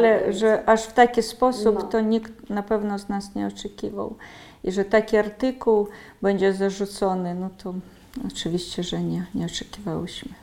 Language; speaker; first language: Polish; early bilingual, heritage; Polish